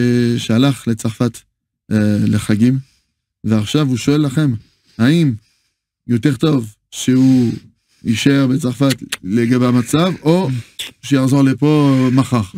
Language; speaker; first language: Hebrew; non-native, fluent; French